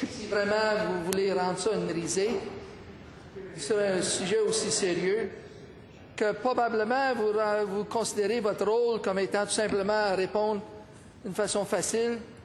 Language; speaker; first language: French; native; French